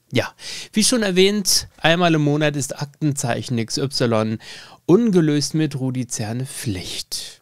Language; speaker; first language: German; native; German